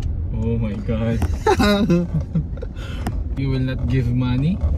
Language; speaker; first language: English; non-native, local second language; Filipino